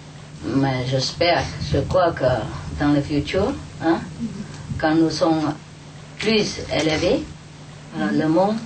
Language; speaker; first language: French; non-native, learner; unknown